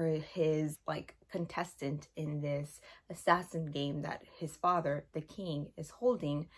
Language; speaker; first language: English; native; English